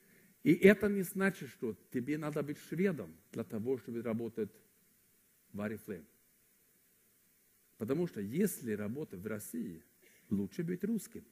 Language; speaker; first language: Russian; non-native, fluent; Swedish